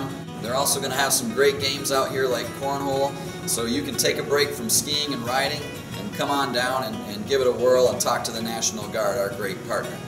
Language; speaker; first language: English; native; English